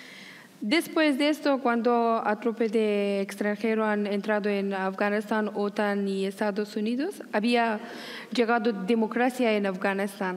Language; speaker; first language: Spanish; non-native, learner; Persian